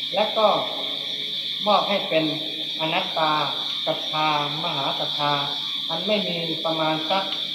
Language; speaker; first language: Thai; native; Thai